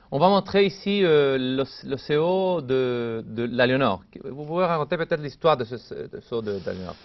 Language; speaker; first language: French; non-native, fluent; Spanish